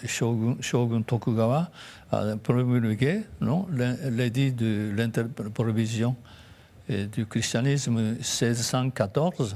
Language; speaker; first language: French; non-native, fluent; Japanese